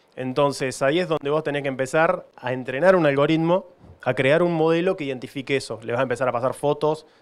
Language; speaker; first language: Spanish; native; Spanish